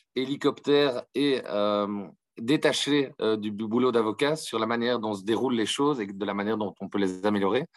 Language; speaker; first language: French; native; French